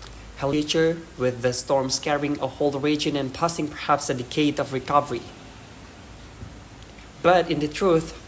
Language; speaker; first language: English; non-native, learner; Indonesian